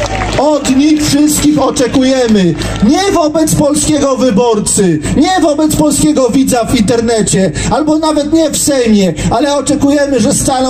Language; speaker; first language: Polish; native; Polish